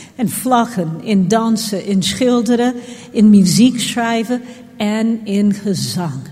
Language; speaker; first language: Dutch; non-native, fluent; English